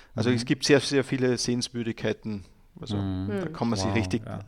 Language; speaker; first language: German; native; German